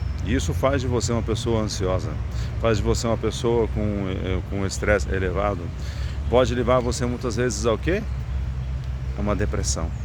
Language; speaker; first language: Portuguese; native; Portuguese